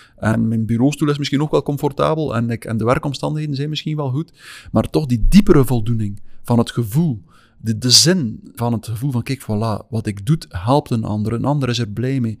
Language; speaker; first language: Dutch; native; Dutch